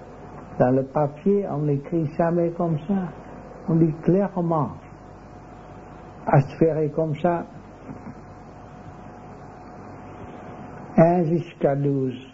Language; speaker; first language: French; non-native, learner; Vietnamese